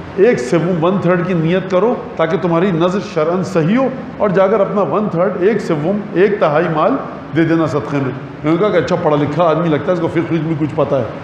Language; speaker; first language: Urdu; native; Urdu